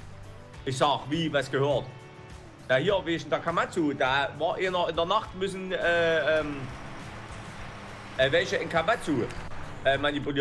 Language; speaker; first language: German; native; German